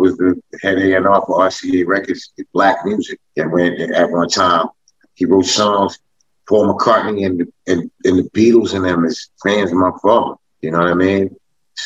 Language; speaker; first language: English; native; English